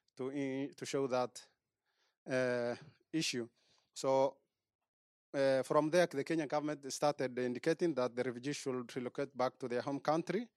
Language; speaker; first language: English; non-native, local second language; Somali